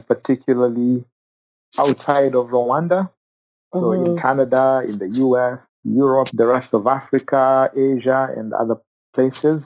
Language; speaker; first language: English; non-native, local second language; Kinyarwanda